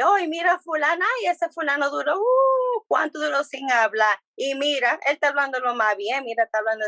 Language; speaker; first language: Spanish; early bilingual, heritage; Spanish